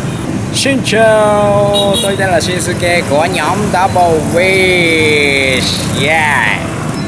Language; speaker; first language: Vietnamese; non-native, learner; Japanese